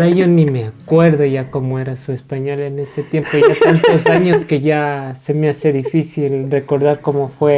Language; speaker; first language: Spanish; native; Spanish